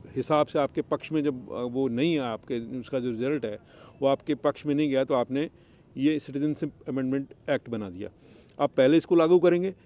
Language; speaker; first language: Hindi; native; Hindi